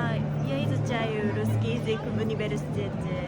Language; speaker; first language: Russian; non-native, learner; Japanese